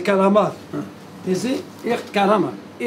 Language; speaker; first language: Dutch; non-native, learner; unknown